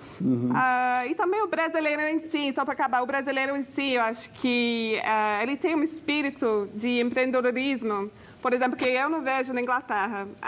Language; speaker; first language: Portuguese; non-native, fluent; English